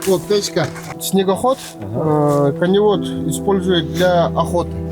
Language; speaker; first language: Russian; non-native, local second language; Yakut